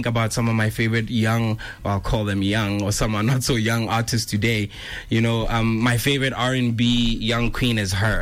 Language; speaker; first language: English; non-native, local second language; Tswana